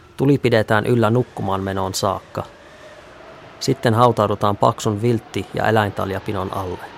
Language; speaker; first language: Finnish; native; Finnish